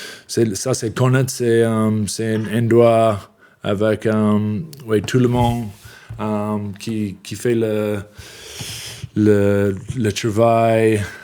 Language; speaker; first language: French; non-native, learner; English